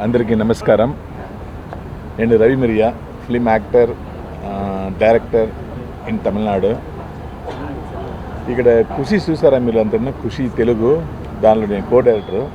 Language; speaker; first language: Telugu; non-native, learner; Tamil